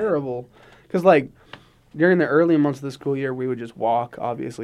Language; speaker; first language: English; native; English